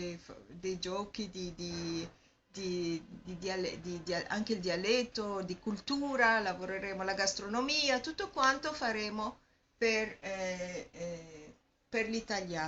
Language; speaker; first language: Italian; non-native, fluent; French